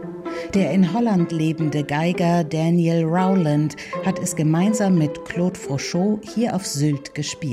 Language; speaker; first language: German; native; German